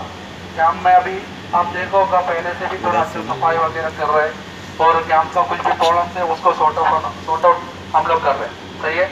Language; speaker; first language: Hindi; non-native, local second language; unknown